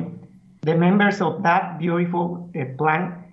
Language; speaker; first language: English; non-native, fluent; Spanish